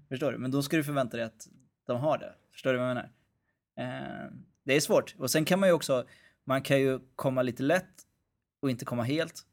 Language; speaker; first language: Swedish; early bilingual, other home language; Arabic